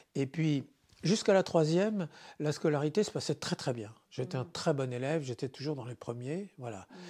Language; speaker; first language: French; native; French